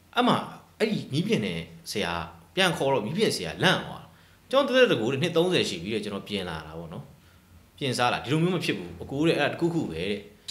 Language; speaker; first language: Burmese; native; Burmese